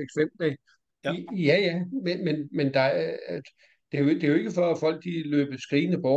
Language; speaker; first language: Danish; native; Danish